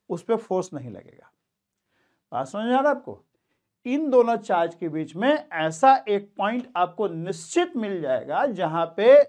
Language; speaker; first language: Hindi; native; Hindi